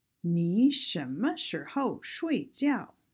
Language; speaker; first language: Chinese; non-native, fluent; English